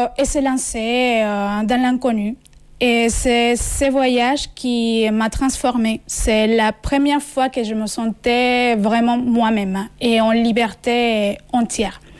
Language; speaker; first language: French; non-native, fluent; Spanish